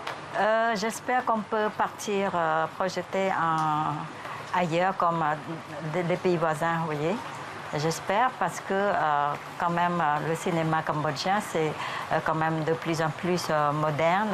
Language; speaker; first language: French; non-native, fluent; Khmer